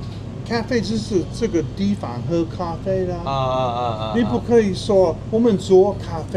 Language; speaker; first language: Chinese; non-native, fluent; English